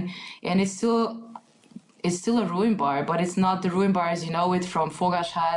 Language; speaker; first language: English; non-native, fluent; Hungarian